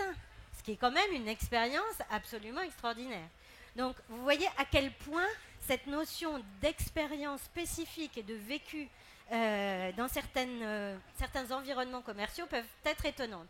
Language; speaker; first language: French; native; French